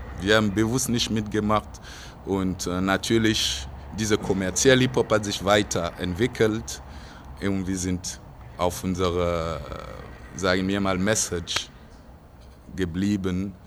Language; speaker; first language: German; non-native, fluent; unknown